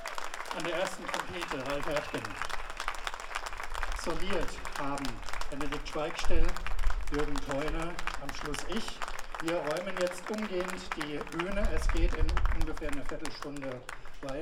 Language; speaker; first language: German; native; German